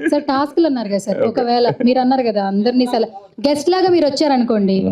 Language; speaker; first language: Telugu; native; Telugu